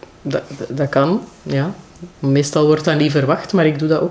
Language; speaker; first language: Dutch; native; Dutch